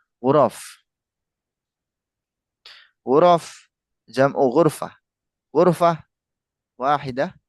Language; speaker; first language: Arabic; non-native, fluent; Indonesian